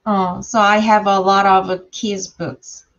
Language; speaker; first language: English; non-native, learner; Korean